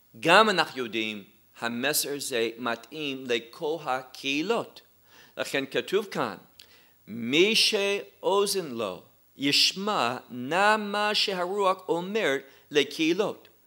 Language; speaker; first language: Hebrew; non-native, fluent; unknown